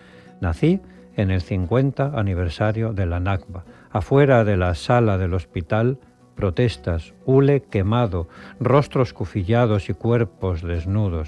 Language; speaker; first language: Spanish; native; Spanish